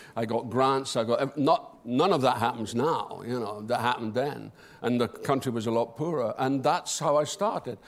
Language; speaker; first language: English; native; English